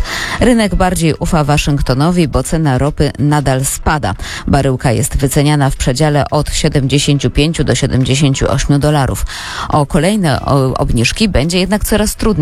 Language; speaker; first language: Polish; native; Polish